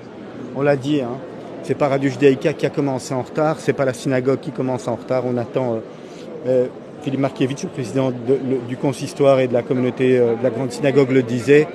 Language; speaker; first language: French; native; French